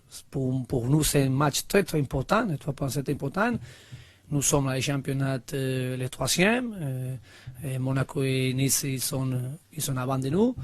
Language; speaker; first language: French; non-native, learner; Spanish